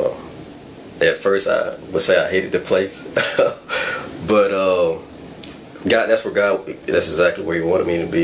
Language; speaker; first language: English; native; English